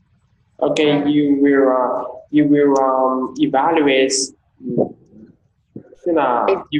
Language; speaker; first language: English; non-native, fluent; Vietnamese